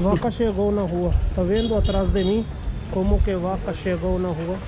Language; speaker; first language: Portuguese; non-native, learner; Hindi